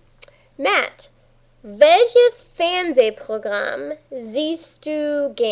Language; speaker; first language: German; non-native, fluent; English